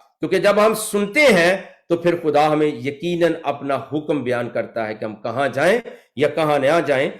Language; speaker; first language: Urdu; native; Urdu